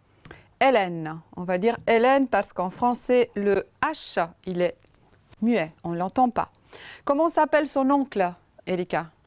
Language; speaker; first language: French; non-native, fluent; Romanian